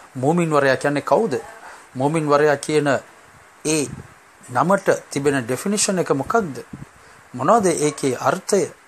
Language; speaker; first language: Sinhala; non-native, local second language; Tamil